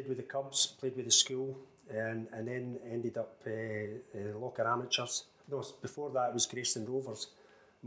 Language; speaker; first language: English; native; English